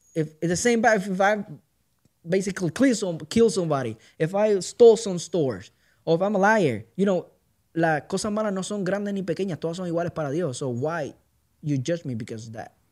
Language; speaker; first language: English; non-native, learner; Spanish